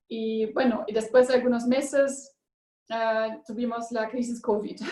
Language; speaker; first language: Spanish; non-native, learner; German